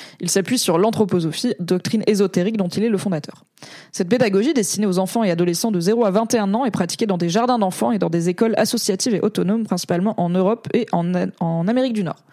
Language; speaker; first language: French; native; French